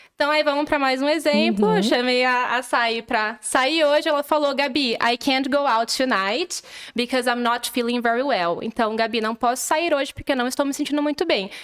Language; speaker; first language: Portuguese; native; Portuguese